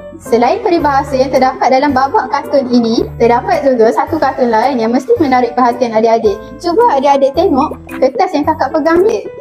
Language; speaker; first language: Malay; native; Malay